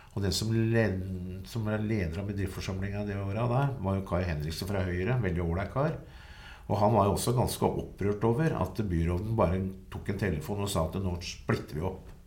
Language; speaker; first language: Norwegian; native; Norwegian